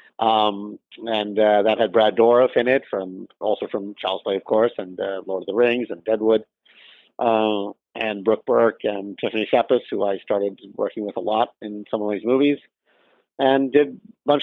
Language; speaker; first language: English; native; English